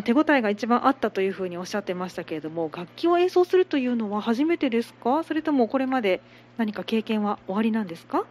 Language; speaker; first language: Japanese; native; Japanese